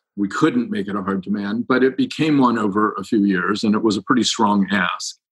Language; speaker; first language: English; native; English